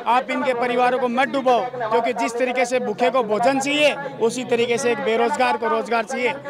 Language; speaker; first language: Hindi; native; Hindi